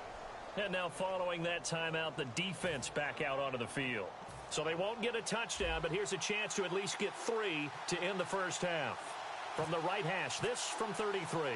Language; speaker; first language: English; native; English